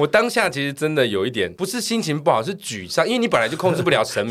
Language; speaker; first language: Chinese; native; Chinese